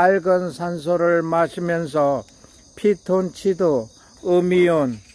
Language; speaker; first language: Korean; native; Korean